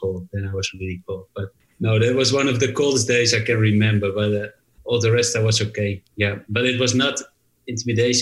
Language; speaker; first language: English; non-native, fluent; Dutch